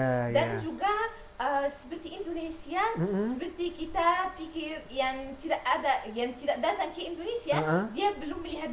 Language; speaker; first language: Indonesian; non-native, learner; Arabic